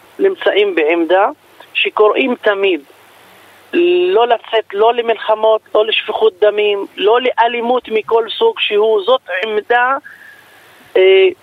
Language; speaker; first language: Hebrew; non-native, local second language; Arabic